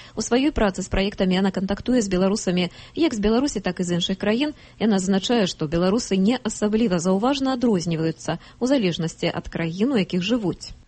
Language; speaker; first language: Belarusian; native; Belarusian